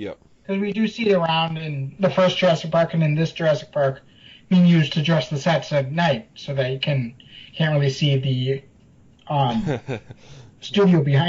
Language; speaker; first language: English; native; English